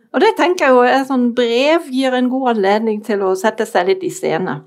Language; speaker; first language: Norwegian; non-native, fluent; German